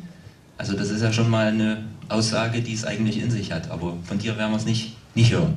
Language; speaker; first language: German; native; German